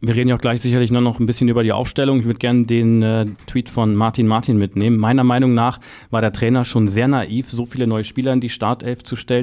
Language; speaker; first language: German; native; German